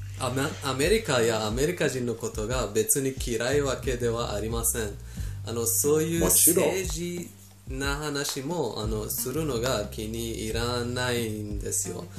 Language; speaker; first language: Japanese; non-native, fluent; Persian